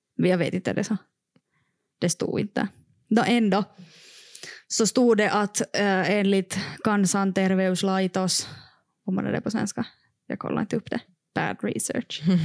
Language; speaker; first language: Swedish; non-native, local second language; Finnish